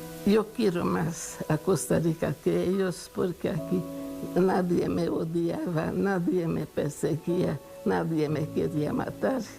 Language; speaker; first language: Spanish; non-native, fluent; Hungarian